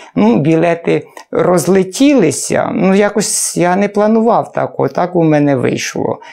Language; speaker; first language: Ukrainian; native; Ukrainian